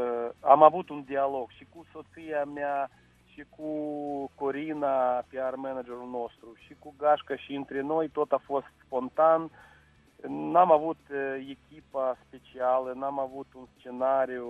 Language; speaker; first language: Romanian; non-native, local second language; Russian